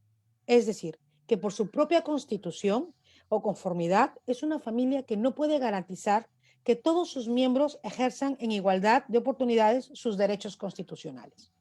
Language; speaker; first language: Spanish; native; Spanish